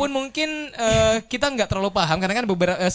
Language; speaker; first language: Indonesian; native; Indonesian